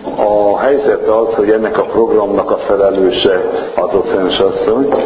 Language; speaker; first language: Hungarian; non-native, fluent; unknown